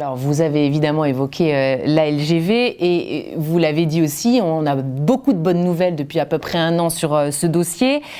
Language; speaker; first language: French; native; French